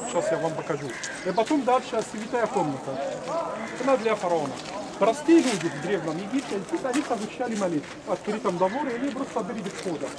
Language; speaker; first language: Russian; non-native, fluent; Arabic